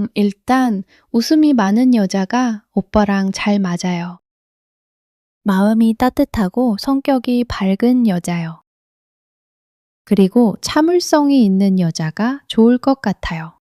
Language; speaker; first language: Korean; early bilingual, heritage; English